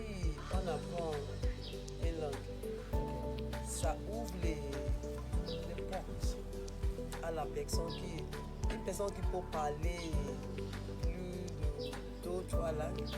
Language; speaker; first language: French; non-native, fluent; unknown